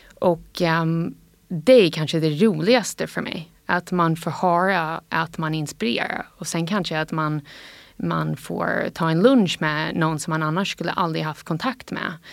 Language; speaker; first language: Swedish; non-native, fluent; English